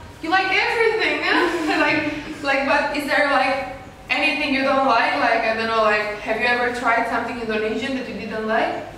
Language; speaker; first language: English; non-native, fluent; Romanian